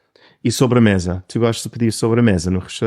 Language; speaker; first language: Portuguese; non-native, fluent; English